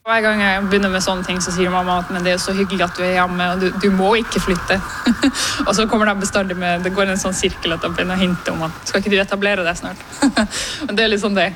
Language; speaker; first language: Norwegian; native; Norwegian